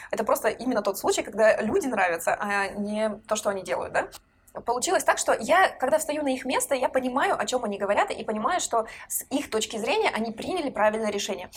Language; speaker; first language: Russian; native; Russian